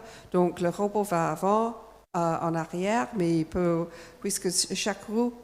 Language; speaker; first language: French; non-native, fluent; English